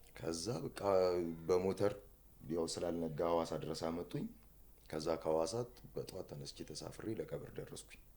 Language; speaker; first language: Amharic; native; Amharic